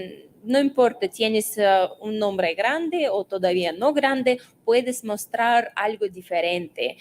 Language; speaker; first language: Spanish; non-native, fluent; Russian